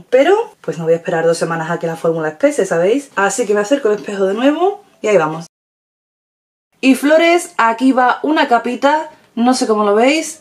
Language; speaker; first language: Spanish; native; Spanish